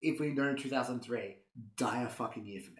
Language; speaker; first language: English; native; English